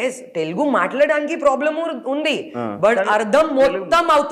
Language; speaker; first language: Telugu; non-native, learner; Hindi